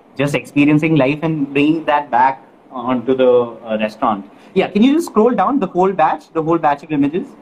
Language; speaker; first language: English; non-native, local second language; Malayalam